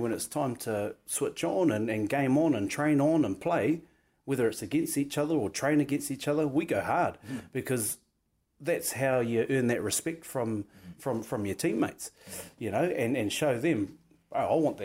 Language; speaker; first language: English; native; English